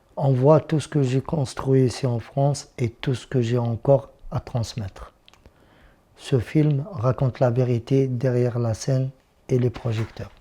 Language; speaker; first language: French; non-native, local second language; Arabic